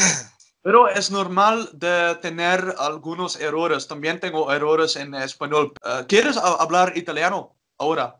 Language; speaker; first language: Spanish; non-native, learner; Dutch